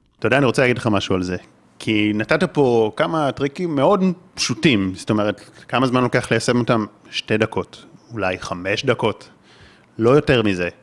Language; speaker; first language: Hebrew; native; Hebrew